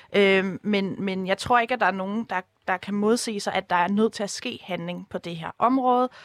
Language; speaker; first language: Danish; native; Danish